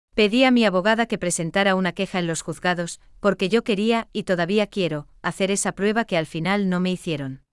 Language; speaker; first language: Spanish; non-native, fluent; German